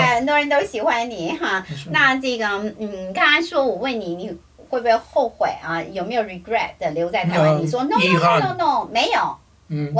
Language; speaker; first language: Chinese; native; Chinese